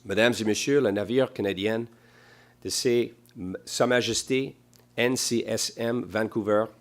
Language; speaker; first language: French; non-native, local second language; English